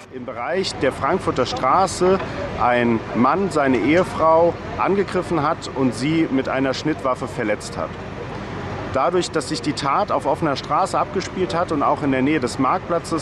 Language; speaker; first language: German; native; German